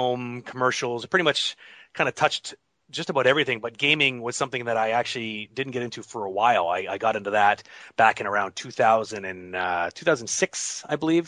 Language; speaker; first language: English; native; English